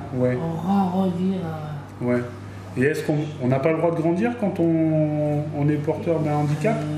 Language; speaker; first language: French; native; French